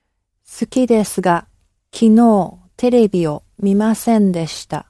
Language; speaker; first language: Japanese; non-native, learner; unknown